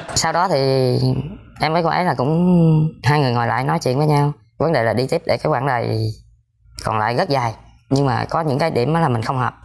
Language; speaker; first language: Vietnamese; native; Vietnamese